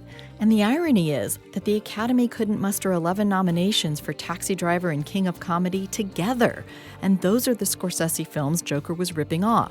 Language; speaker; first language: English; native; English